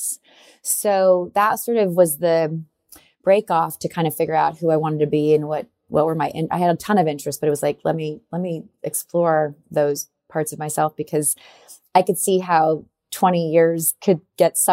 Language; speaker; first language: English; native; English